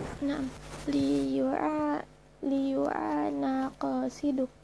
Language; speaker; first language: Arabic; non-native, learner; Indonesian